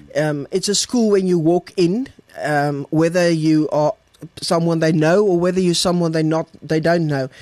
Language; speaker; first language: English; non-native, local second language; Afrikaans